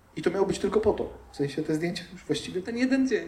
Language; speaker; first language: Polish; native; Polish